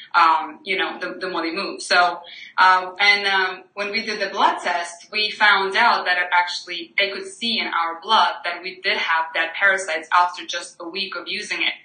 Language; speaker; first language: English; non-native, fluent; Ukrainian